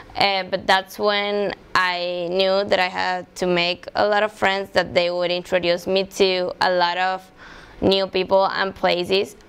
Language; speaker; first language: English; non-native, fluent; Spanish